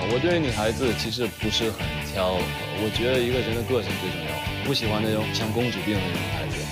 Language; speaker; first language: Chinese; early bilingual, heritage; Chinese